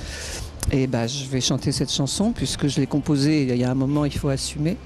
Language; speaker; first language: French; native; French